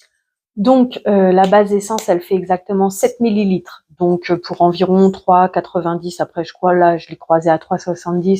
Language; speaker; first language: French; native; French